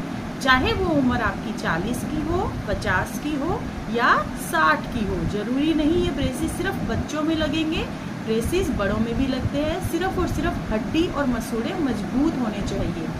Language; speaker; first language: Hindi; native; Hindi